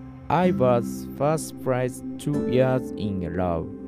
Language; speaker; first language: English; non-native, fluent; Japanese